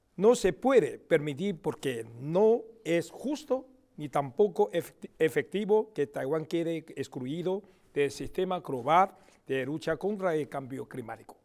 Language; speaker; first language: Spanish; non-native, fluent; Chinese